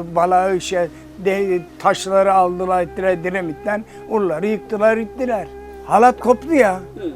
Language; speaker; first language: Turkish; native; Turkish